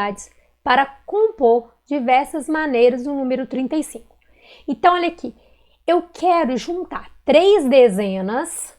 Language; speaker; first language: Portuguese; native; Portuguese